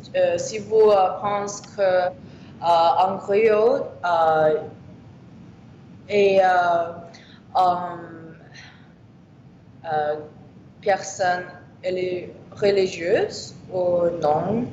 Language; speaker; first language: French; non-native, learner; English